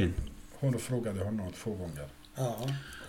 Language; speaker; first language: Swedish; non-native, fluent; Arabic